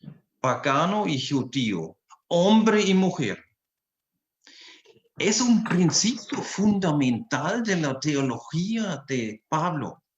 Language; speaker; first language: Spanish; non-native, fluent; German